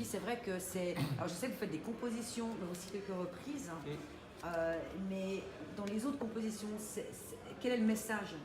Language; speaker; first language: French; native; French